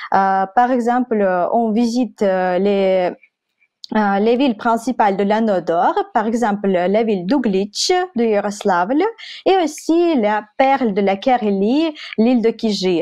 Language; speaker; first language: French; non-native, fluent; Russian